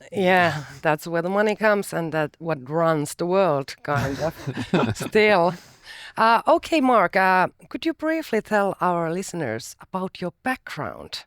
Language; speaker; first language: English; non-native, fluent; Finnish